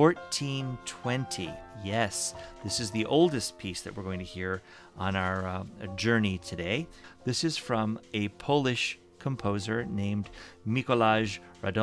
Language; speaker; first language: English; native; English